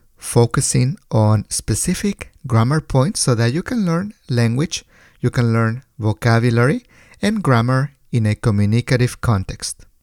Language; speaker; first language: English; non-native, fluent; Spanish